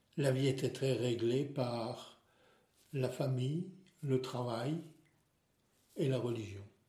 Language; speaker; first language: French; non-native, local second language; Swiss German